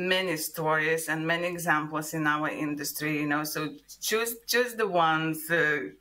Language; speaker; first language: English; non-native, fluent; Lithuanian